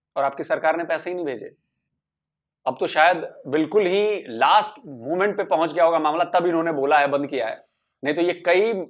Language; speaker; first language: Hindi; native; Hindi